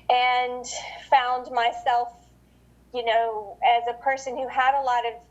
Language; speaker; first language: English; native; English